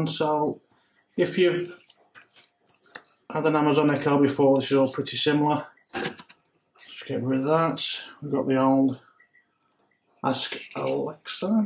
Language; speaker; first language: English; native; English